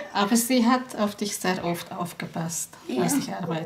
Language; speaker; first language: German; non-native, learner; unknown